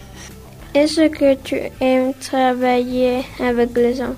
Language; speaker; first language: French; non-native, learner; Spanish